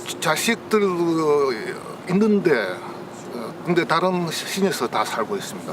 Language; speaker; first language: Korean; early bilingual, heritage; Russian